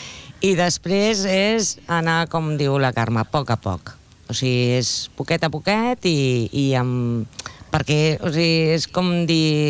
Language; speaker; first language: Catalan; non-native, local second language; Spanish